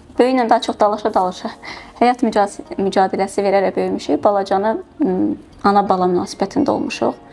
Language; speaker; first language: Azerbaijani; early bilingual, heritage; Azerbaijani